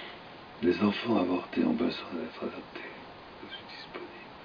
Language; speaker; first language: French; native; French